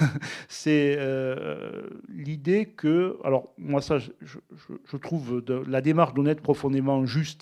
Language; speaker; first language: French; native; French